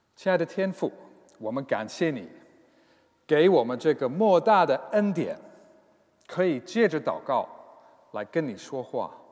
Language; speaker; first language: Chinese; non-native, fluent; English